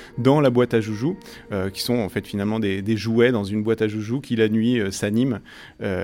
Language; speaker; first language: French; native; French